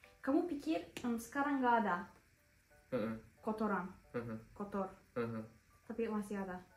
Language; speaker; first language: Indonesian; non-native, learner; Turkish